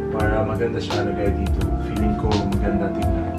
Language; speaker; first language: Filipino; non-native, learner; Arabic